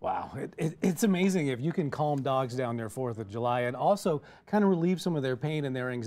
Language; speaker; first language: English; native; English